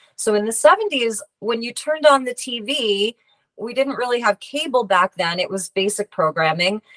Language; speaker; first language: English; native; English